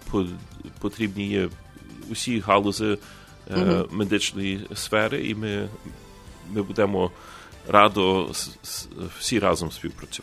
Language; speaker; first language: Ukrainian; early bilingual, heritage; Ukrainian